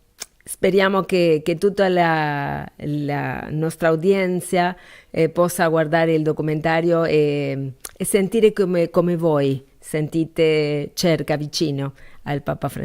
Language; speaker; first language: Italian; non-native, learner; Spanish